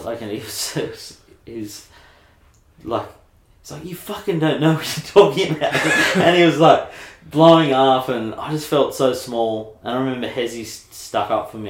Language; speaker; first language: English; native; English